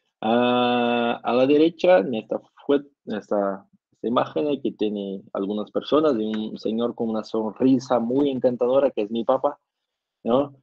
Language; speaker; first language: Spanish; non-native, learner; Portuguese